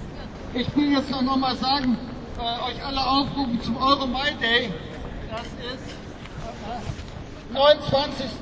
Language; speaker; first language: German; native; German